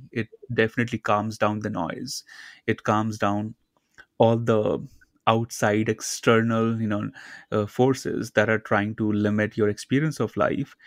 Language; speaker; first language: English; non-native, local second language; Hindi